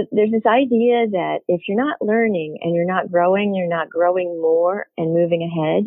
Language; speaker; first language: English; native; English